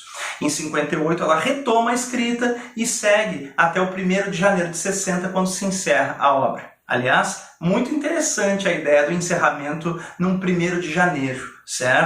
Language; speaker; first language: Portuguese; native; Portuguese